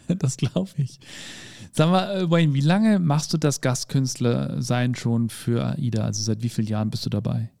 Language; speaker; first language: German; native; German